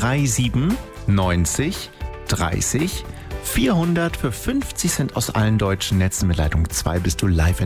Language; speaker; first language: German; native; German